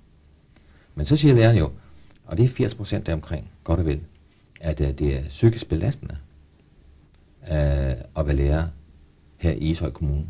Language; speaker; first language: Danish; native; Danish